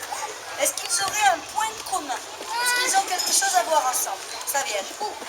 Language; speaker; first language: French; native; French